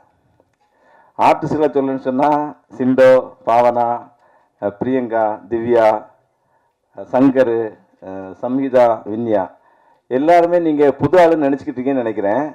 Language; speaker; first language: Tamil; native; Tamil